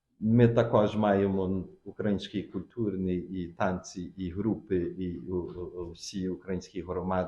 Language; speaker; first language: Ukrainian; early bilingual, heritage; Portuguese